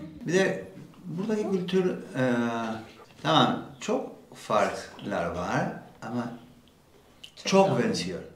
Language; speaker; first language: Turkish; non-native, learner; Spanish